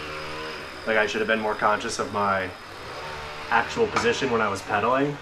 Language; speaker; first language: English; native; English